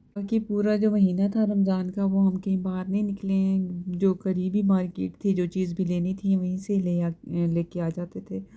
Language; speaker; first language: Urdu; native; Urdu